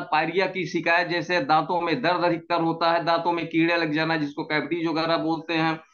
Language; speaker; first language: Hindi; native; Hindi